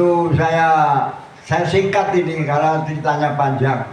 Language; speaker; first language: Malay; non-native, local second language; Javanese